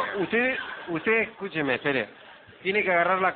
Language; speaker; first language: Spanish; native; Spanish